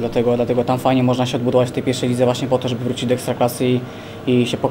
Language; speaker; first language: Polish; native; Polish